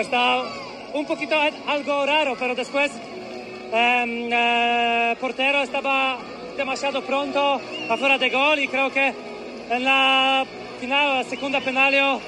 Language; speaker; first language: Spanish; non-native, learner; Polish